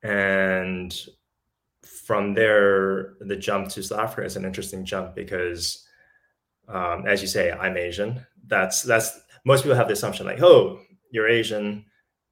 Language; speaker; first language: English; early bilingual, other home language; Chinese